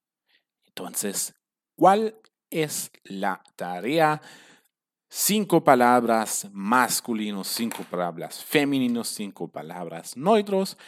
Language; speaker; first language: Spanish; non-native, fluent; German